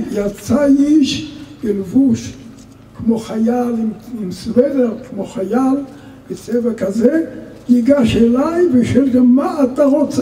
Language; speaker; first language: Hebrew; non-native, fluent; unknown